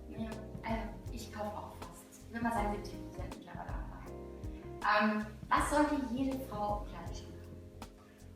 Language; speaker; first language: German; native; German